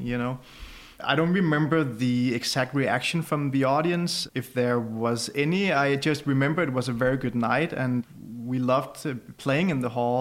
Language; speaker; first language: English; non-native, fluent; Danish